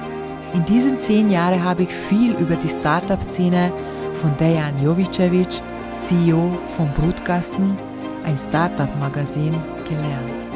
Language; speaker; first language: German; non-native, fluent; Hungarian